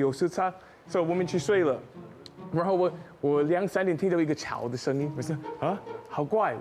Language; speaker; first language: Chinese; non-native, fluent; English